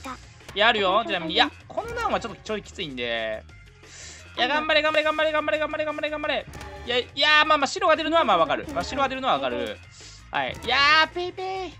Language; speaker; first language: Japanese; native; Japanese